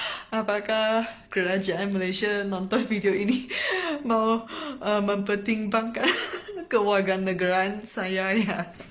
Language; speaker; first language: Indonesian; non-native, fluent; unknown